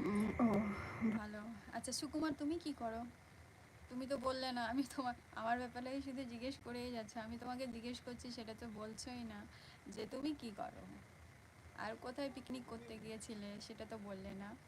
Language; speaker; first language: Bangla; non-native, local second language; Santali